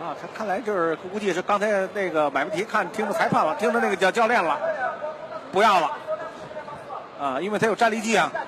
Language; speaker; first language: Chinese; native; Chinese